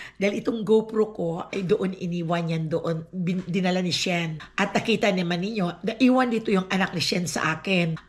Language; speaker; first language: Filipino; non-native, local second language; Aklanon